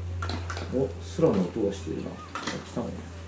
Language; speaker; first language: Japanese; native; Japanese